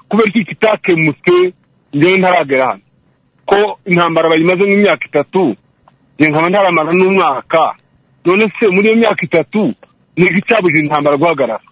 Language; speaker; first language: Kinyarwanda; native; Kinyarwanda